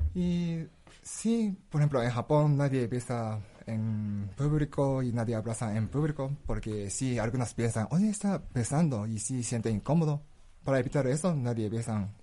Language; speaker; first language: Spanish; non-native, fluent; Japanese